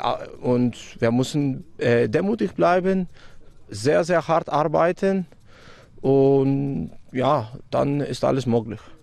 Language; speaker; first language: German; non-native, fluent; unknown